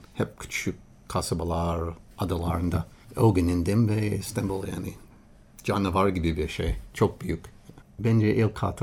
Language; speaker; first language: Turkish; non-native, learner; English